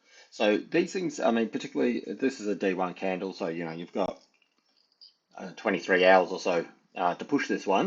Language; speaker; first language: English; native; English